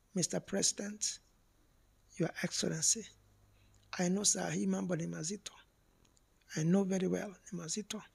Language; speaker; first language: English; non-native, local second language; Kikuyu